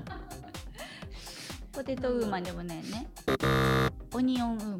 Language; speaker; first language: Japanese; native; Japanese